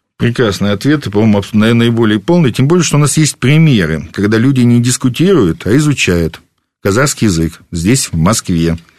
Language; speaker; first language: Russian; native; Russian